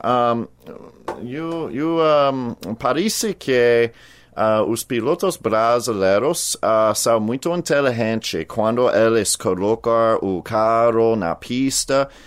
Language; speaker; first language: Portuguese; non-native, learner; English